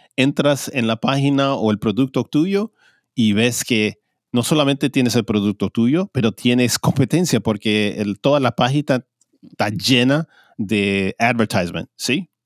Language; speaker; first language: Spanish; early bilingual, heritage; Spanish